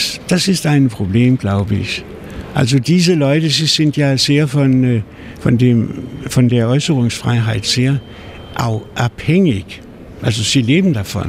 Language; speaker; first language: German; non-native, fluent; Danish